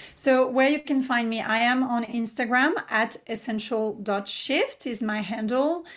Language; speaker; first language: English; non-native, fluent; French